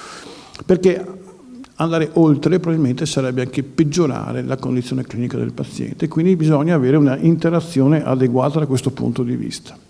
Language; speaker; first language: Italian; native; Italian